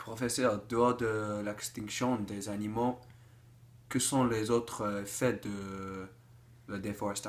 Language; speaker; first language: French; non-native, learner; English